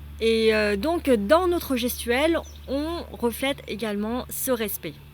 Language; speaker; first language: French; non-native, fluent; Vietnamese